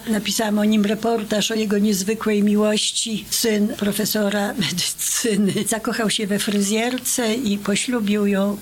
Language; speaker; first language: Polish; native; Polish